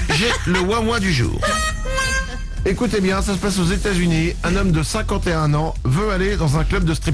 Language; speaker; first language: French; native; French